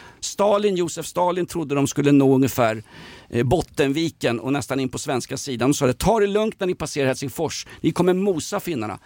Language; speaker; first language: Swedish; native; Swedish